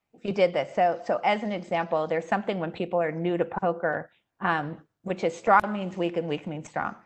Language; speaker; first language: English; native; English